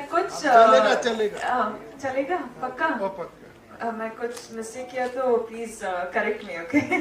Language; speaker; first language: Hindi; non-native, local second language; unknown